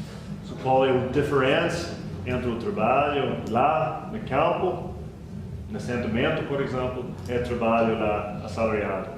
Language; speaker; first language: Portuguese; non-native, learner; English